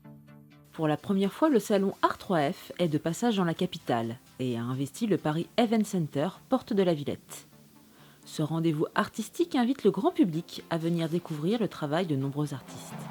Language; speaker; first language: French; native; French